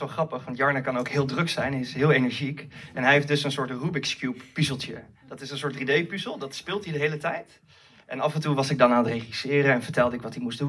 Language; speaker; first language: Dutch; native; Dutch